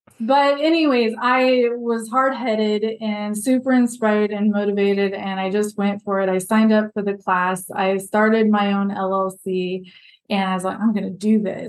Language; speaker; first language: English; native; English